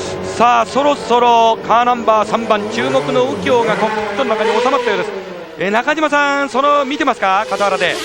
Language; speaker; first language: Japanese; native; Japanese